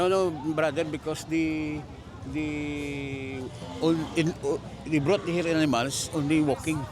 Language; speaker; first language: English; non-native, local second language; Hiligaynon